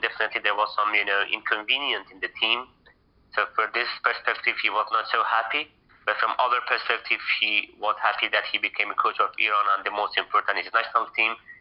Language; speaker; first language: English; non-native, fluent; Persian